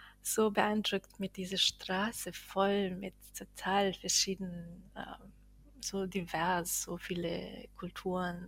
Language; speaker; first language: German; non-native, fluent; Bosnian